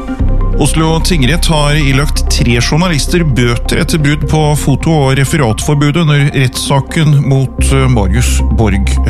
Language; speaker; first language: Norwegian; native; Norwegian